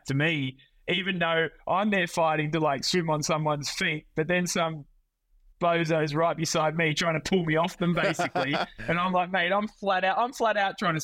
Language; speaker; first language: English; native; English